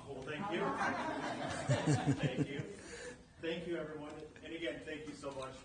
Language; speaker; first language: English; native; English